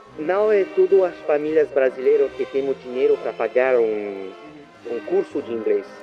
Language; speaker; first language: Portuguese; non-native, learner; French